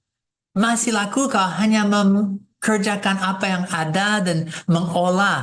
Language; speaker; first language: Indonesian; non-native, fluent; English